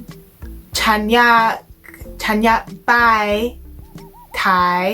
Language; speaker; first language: Thai; non-native, learner; English